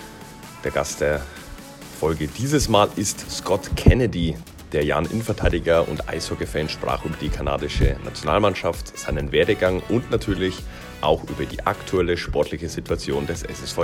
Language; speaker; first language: German; native; German